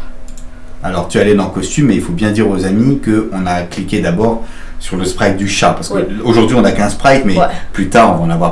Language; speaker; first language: French; native; French